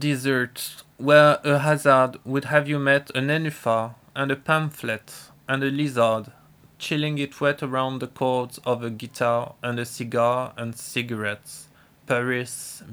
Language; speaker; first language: English; non-native, fluent; French